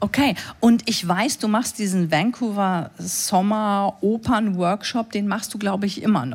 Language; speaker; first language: German; native; German